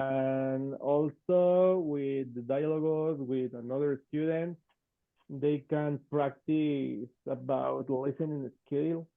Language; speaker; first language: English; non-native, fluent; Spanish